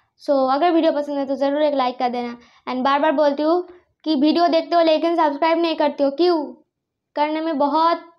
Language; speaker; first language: Hindi; non-native, local second language; Bangla